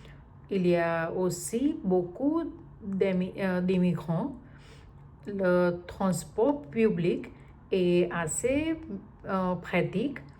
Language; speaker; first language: French; non-native, learner; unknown